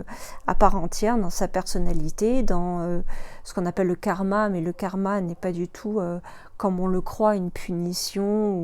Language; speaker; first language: French; native; French